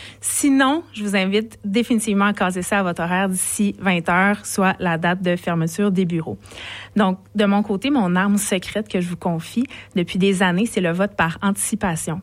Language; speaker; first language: French; native; French